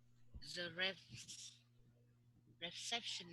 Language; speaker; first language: English; non-native, learner; Vietnamese